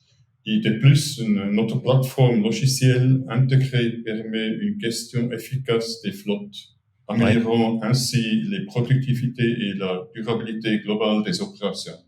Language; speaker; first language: French; non-native, fluent; German